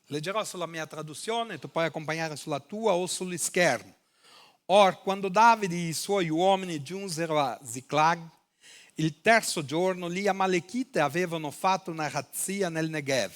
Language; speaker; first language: Italian; non-native, fluent; Portuguese